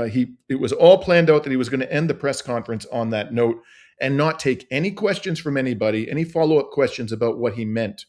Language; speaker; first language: English; native; English